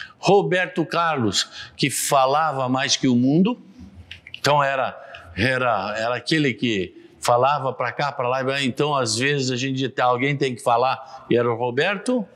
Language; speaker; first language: Portuguese; native; Portuguese